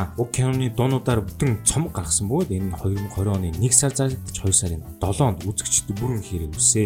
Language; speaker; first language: Mongolian; native; Mongolian